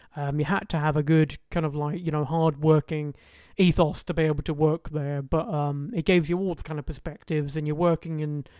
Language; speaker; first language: English; native; English